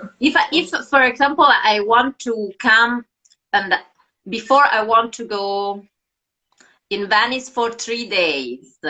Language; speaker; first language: English; non-native, fluent; Italian